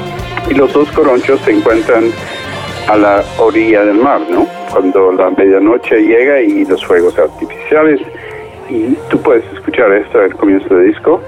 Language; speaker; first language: Spanish; non-native, fluent; English